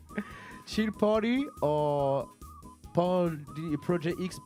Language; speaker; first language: English; non-native, learner; French